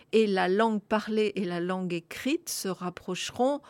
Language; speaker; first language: French; native; French